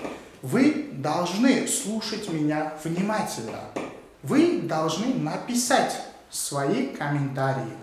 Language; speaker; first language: Russian; non-native, local second language; Uzbek